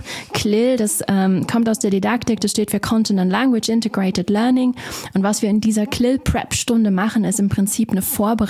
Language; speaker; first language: German; native; German